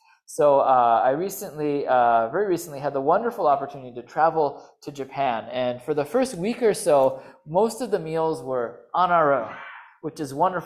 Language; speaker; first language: English; native; English